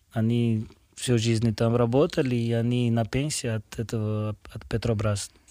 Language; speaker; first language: Russian; non-native, fluent; Portuguese